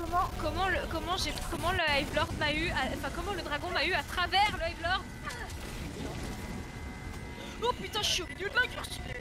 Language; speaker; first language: French; native; French